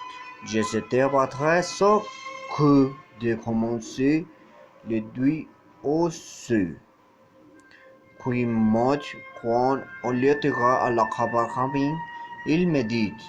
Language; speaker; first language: French; non-native, learner; Spanish